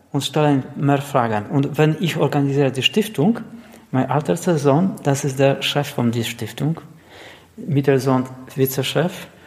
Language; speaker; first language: German; non-native, learner; Polish